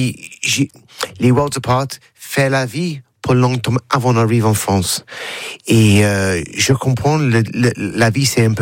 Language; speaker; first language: French; non-native, learner; English